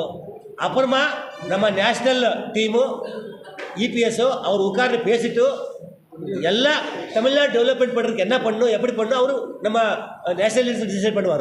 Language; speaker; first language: Tamil; non-native, learner; Kannada